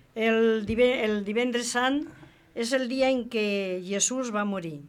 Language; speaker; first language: Catalan; non-native, local second language; Spanish